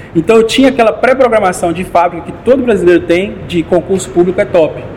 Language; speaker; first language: Portuguese; native; Portuguese